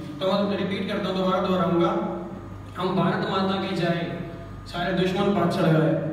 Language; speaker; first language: Hindi; native; Hindi